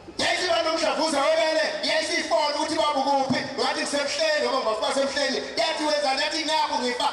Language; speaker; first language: Zulu; native; Zulu